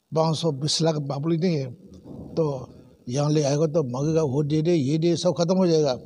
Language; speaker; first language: Hindi; non-native, fluent; Burmese